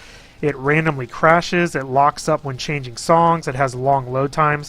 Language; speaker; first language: English; native; English